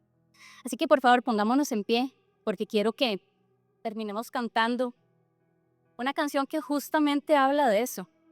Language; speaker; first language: Spanish; native; Spanish